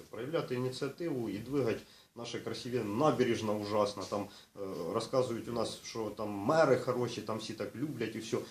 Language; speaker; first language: Ukrainian; non-native, local second language; Russian